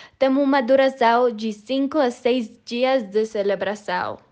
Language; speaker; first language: Portuguese; non-native, learner; Spanish